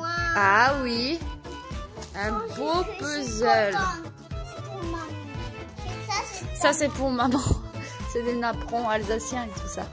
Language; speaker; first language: French; native; French